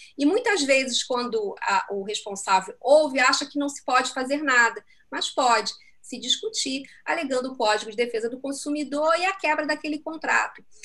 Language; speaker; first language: Portuguese; native; Portuguese